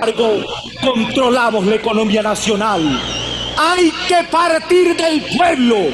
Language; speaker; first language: Spanish; native; Spanish